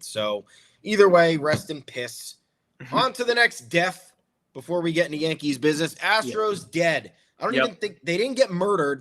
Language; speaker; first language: English; native; English